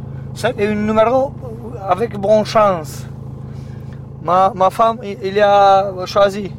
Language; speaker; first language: French; non-native, learner; Romanian